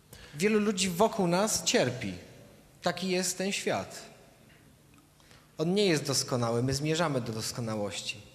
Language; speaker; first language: Polish; native; Polish